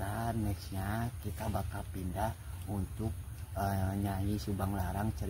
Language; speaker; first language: Indonesian; native; Indonesian